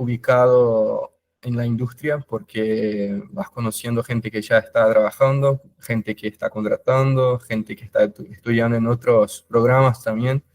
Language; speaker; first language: Spanish; non-native, fluent; Portuguese